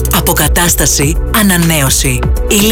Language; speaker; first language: Greek; native; Greek